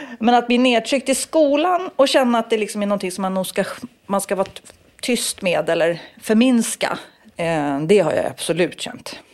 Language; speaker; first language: Swedish; native; Swedish